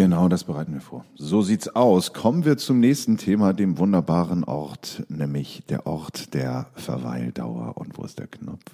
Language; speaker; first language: German; native; German